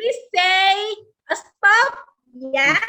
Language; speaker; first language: English; non-native, learner; Indonesian